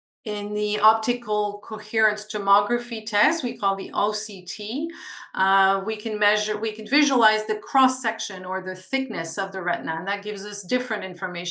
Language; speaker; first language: English; non-native, local second language; French